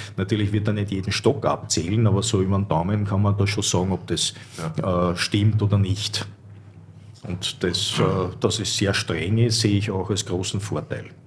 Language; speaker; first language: German; native; German